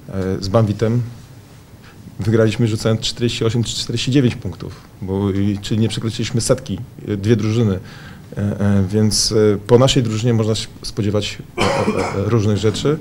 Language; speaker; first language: Polish; native; Polish